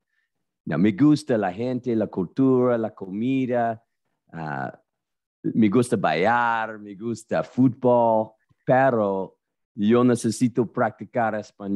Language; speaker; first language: Spanish; non-native, learner; English